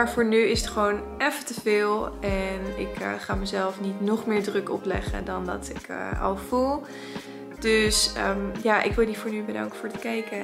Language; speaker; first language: Dutch; native; Dutch